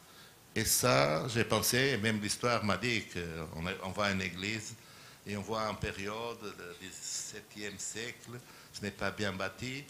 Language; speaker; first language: French; non-native, learner; Portuguese